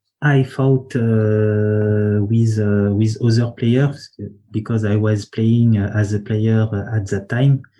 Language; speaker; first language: English; non-native, learner; French